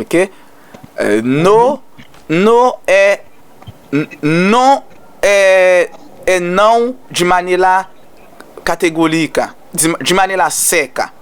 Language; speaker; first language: Portuguese; non-native, learner; Haitian Creole